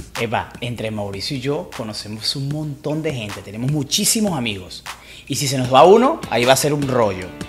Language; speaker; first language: Spanish; native; Spanish